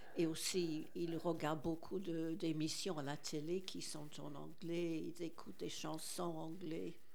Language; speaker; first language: French; non-native, fluent; English